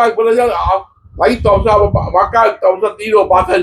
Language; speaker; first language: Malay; non-native, learner; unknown